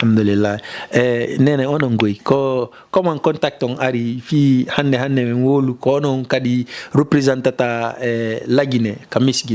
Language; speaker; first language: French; non-native, local second language; Fula